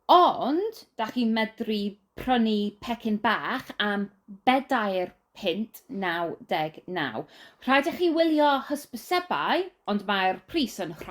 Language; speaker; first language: Welsh; non-native, learner; English